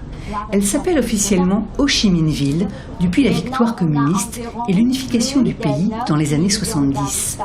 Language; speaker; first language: French; native; French